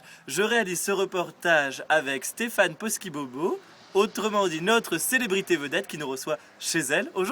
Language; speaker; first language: French; native; French